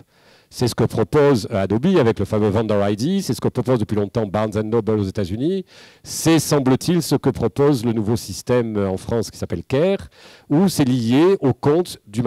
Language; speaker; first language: French; native; French